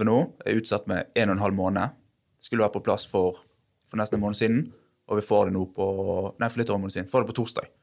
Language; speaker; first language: Norwegian; native; Norwegian